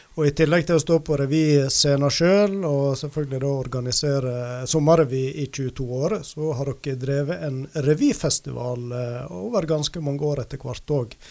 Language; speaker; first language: Norwegian; native; Norwegian